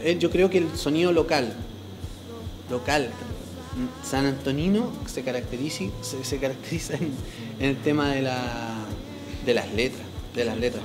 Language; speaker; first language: Spanish; native; Spanish